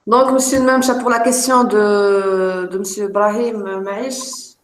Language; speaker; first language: French; non-native, local second language; Arabic